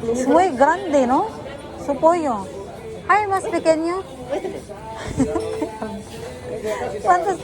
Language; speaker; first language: Spanish; non-native, learner; Filipino